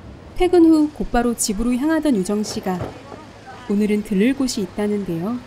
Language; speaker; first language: Korean; native; Korean